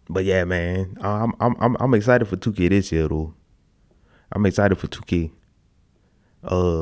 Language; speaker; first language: English; native; English